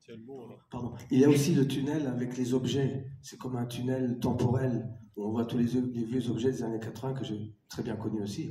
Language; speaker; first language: French; native; French